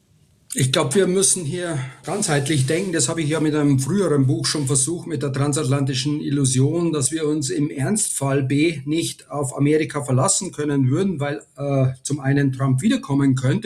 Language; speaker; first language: German; native; German